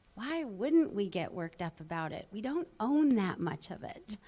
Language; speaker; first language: English; native; English